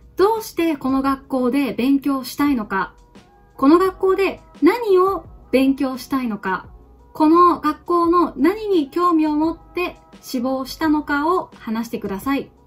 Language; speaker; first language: Japanese; native; Japanese